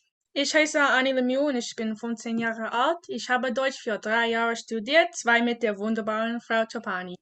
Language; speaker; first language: German; non-native, learner; English